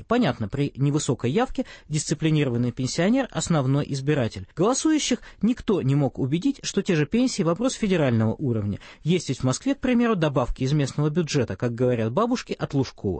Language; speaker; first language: Russian; native; Russian